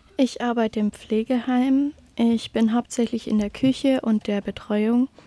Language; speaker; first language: German; native; German